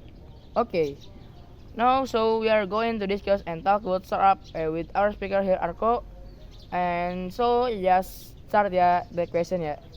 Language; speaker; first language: English; non-native, learner; Indonesian